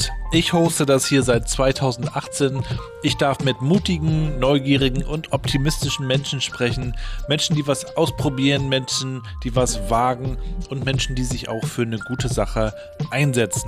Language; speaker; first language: German; native; German